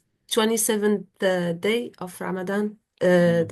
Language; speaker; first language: English; non-native, fluent; Arabic